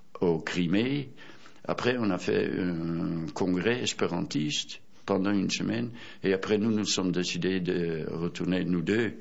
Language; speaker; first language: French; non-native, fluent; Dutch